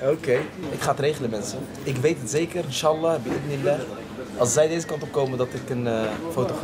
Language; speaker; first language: Dutch; native; Dutch